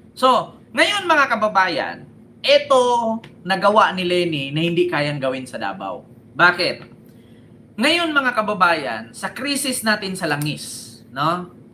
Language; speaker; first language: Filipino; native; Filipino